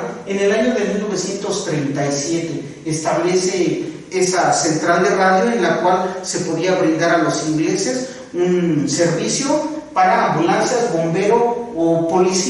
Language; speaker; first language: Spanish; native; Spanish